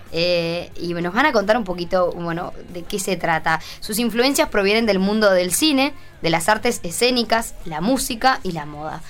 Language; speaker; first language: Spanish; native; Spanish